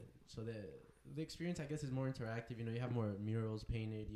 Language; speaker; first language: English; early bilingual, other home language; Spanish